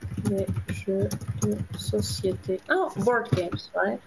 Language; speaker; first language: French; native; French